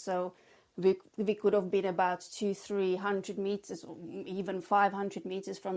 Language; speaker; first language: English; non-native, fluent; Czech